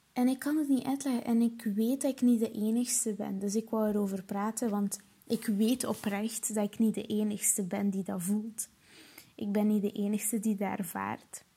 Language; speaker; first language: Dutch; early bilingual, other home language; Portuguese